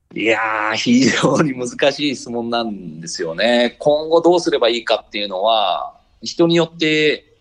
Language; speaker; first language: Japanese; native; Japanese